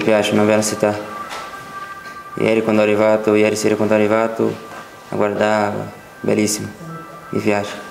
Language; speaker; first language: Italian; non-native, learner; Portuguese